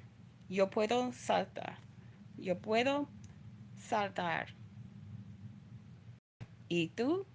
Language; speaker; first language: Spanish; non-native, learner; English